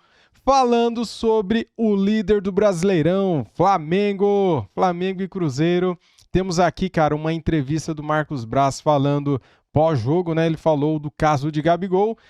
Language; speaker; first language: Portuguese; native; Portuguese